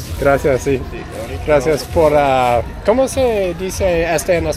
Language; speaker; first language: Spanish; non-native, learner; English